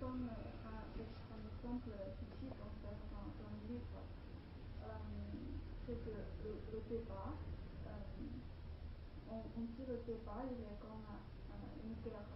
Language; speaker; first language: French; non-native, learner; Chinese